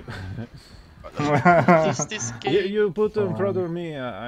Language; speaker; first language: English; non-native, learner; Spanish